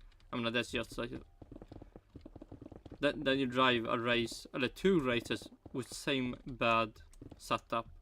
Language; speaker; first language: English; non-native, fluent; Swedish